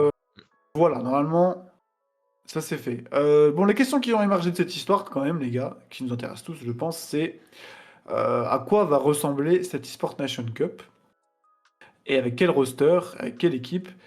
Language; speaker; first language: French; native; French